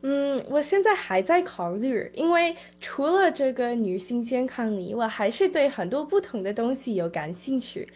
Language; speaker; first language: Chinese; early bilingual, heritage; English